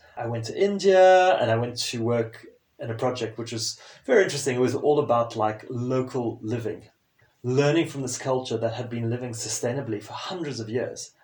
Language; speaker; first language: English; non-native, local second language; French